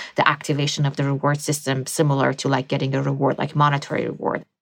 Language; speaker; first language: English; non-native, fluent; Persian